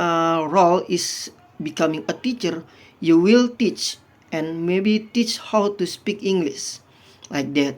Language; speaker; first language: English; non-native, fluent; Indonesian